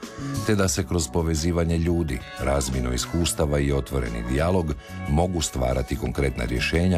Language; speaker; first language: Serbian; native; Serbian